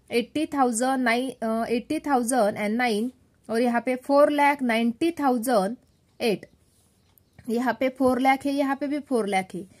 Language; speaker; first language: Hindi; non-native, local second language; Marathi